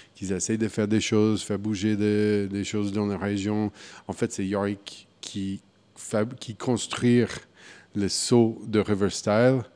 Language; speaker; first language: French; non-native, fluent; English